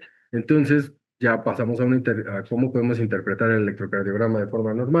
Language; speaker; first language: Spanish; native; Spanish